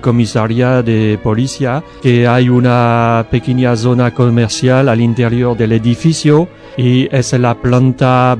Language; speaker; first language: Spanish; non-native, learner; French